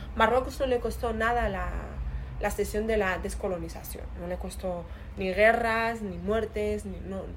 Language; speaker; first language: Spanish; early bilingual, other home language; Arabic